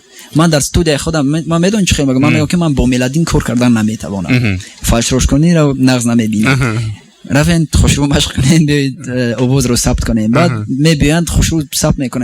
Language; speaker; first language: Persian; non-native, local second language; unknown